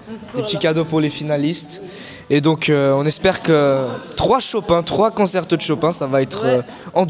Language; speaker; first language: French; native; French